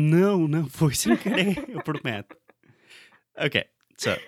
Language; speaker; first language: Portuguese; non-native, fluent; English